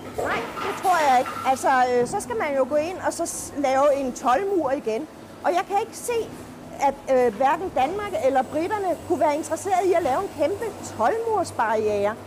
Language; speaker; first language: Danish; native; Danish